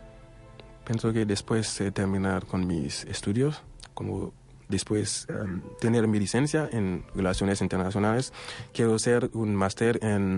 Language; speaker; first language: Spanish; non-native, local second language; Haitian Creole